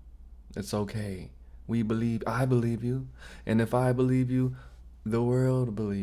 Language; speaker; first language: English; native; English